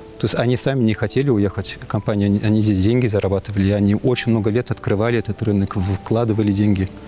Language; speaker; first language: Russian; non-native, fluent; English